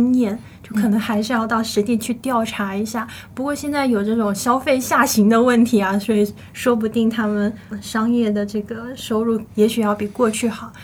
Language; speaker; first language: Chinese; native; Chinese